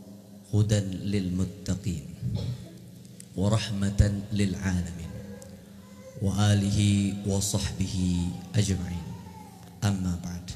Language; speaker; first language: Arabic; non-native, fluent; Indonesian